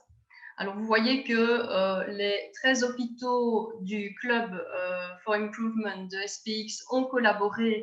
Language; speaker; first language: French; native; French